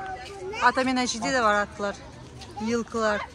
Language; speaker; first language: Turkish; non-native, learner; Kazakh